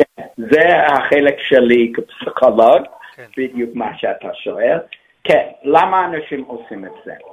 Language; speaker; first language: Hebrew; non-native, fluent; English